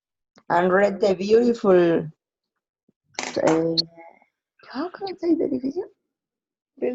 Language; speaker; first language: English; non-native, learner; Spanish